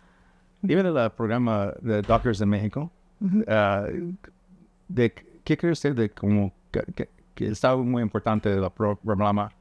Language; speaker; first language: Spanish; early bilingual, heritage; English